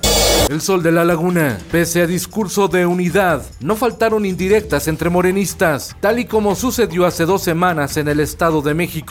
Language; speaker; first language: Spanish; native; Spanish